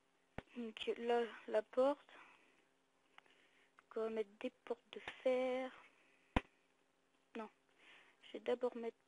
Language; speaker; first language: French; native; French